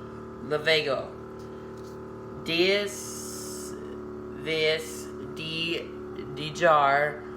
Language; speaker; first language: Spanish; non-native, learner; English